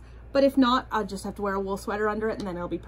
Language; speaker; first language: English; native; English